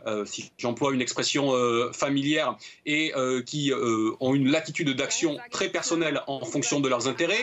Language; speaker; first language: French; native; French